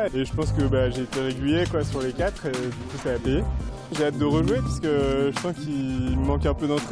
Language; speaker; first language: French; native; French